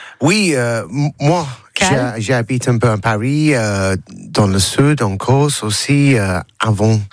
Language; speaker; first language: French; non-native, learner; English